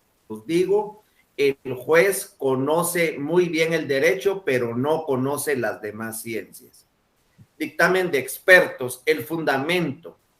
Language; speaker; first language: Spanish; native; Spanish